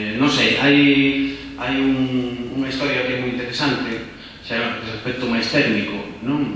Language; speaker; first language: Galician; non-native, local second language; Spanish